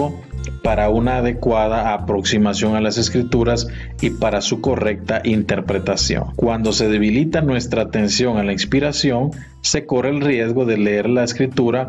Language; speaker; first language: Spanish; native; Spanish